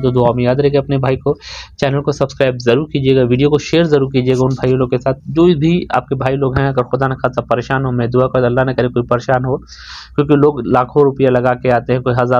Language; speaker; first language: Hindi; native; Hindi